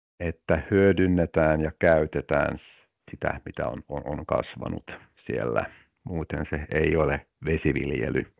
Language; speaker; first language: Finnish; non-native, local second language; Swedish